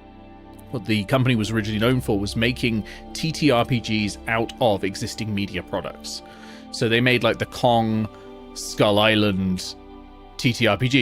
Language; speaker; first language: English; native; English